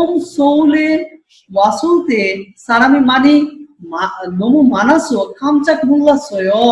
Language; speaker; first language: Korean; non-native, fluent; Bangla